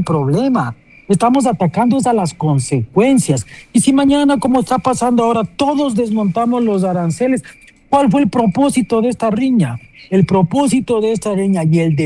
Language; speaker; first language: Spanish; native; Spanish